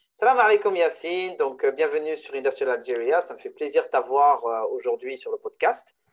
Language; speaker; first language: French; non-native, local second language; Arabic